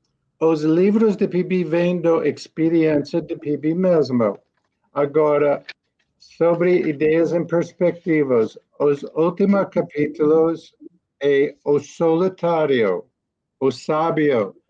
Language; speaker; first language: Portuguese; non-native, learner; English